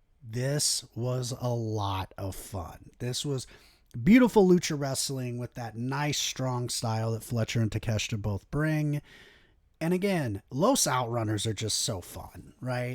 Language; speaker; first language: English; native; English